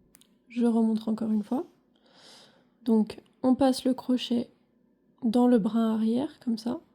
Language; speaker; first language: French; native; French